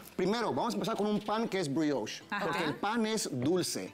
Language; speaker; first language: Spanish; early bilingual, heritage; Spanish